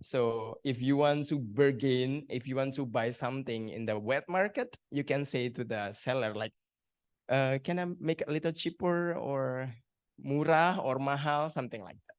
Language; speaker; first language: English; non-native, learner; Indonesian